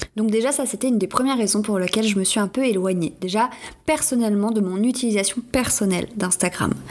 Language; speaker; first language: French; native; French